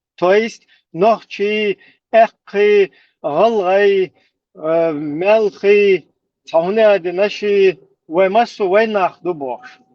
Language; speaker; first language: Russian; non-native, local second language; Chechen